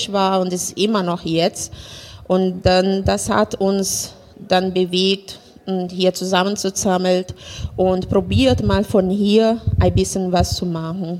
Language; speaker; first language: German; non-native, fluent; Portuguese